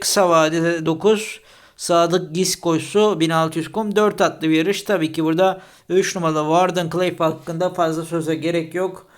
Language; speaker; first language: Turkish; native; Turkish